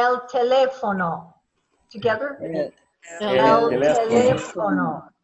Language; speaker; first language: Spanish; non-native, fluent; English